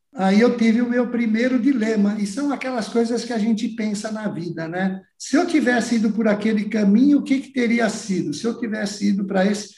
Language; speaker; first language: Portuguese; early bilingual, other home language; Italian